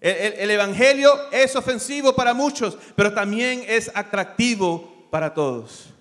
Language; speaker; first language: Spanish; early bilingual, other home language; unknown